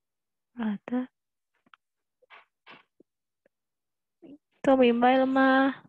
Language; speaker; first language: Chinese; non-native, learner; Indonesian